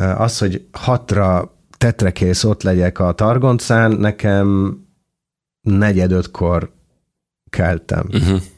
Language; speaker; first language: Hungarian; early bilingual, other home language; Italian